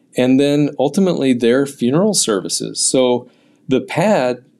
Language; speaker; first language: English; native; English